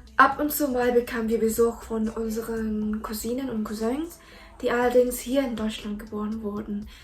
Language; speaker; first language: German; early bilingual, other home language; Vietnamese